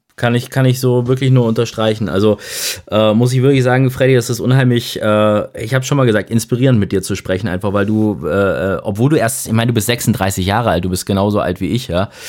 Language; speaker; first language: German; native; German